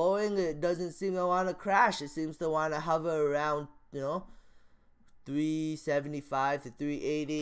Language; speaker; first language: English; native; English